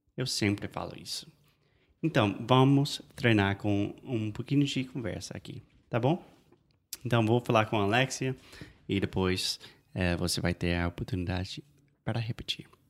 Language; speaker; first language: Portuguese; non-native, fluent; English